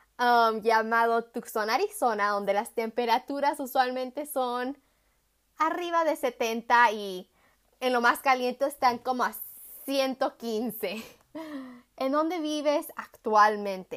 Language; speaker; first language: Spanish; early bilingual, heritage; Spanish